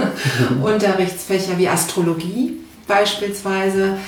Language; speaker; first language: German; native; German